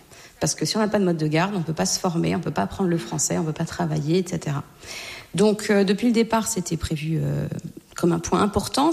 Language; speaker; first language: French; native; French